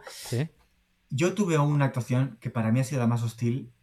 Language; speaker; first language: Spanish; native; Spanish